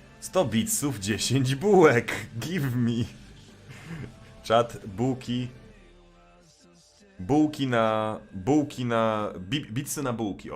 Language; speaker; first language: Polish; native; Polish